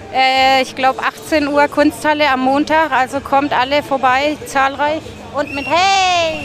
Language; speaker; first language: German; native; German